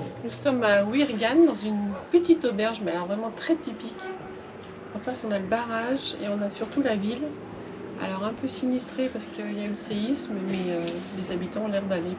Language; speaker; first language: French; native; French